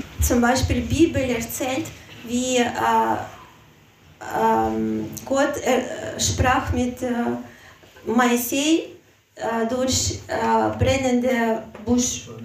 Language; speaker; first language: German; non-native, learner; Russian